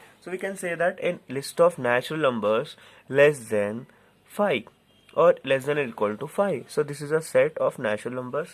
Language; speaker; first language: English; non-native, local second language; Telugu